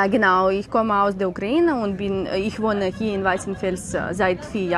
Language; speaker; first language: German; non-native, learner; Ukrainian